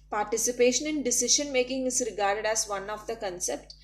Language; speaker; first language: English; non-native, local second language; Malayalam